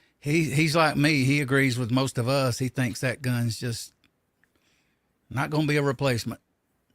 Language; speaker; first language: English; native; English